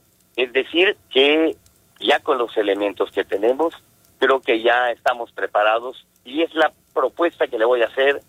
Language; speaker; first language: Spanish; native; Spanish